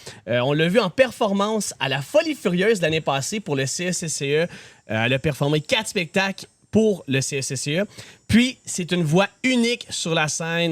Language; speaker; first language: French; native; French